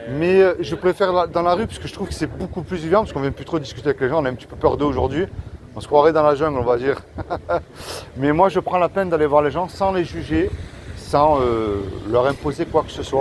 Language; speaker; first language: French; native; French